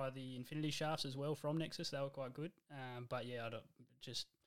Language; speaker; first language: English; native; English